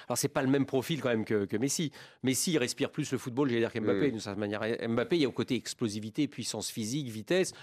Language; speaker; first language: French; native; French